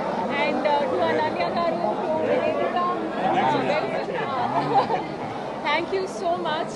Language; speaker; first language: Telugu; non-native, fluent; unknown